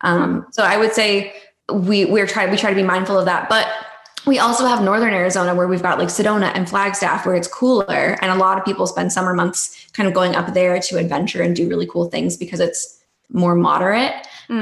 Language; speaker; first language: English; native; English